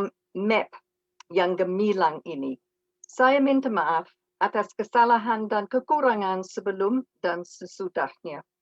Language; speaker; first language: Indonesian; non-native, fluent; English